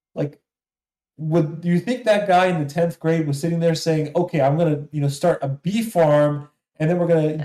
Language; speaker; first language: English; non-native, fluent; Hebrew